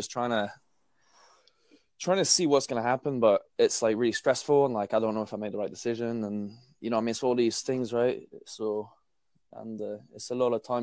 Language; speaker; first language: English; native; English